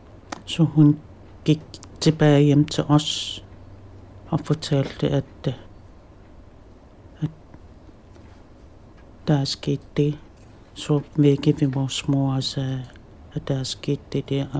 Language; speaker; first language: Danish; non-native, local second language; Kalaallisut